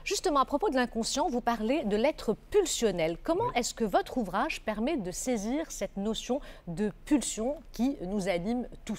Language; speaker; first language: French; non-native, local second language; Arabic